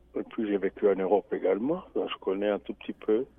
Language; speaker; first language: French; non-native, local second language; Rundi